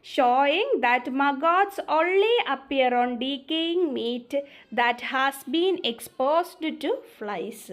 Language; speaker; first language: English; non-native, local second language; Malayalam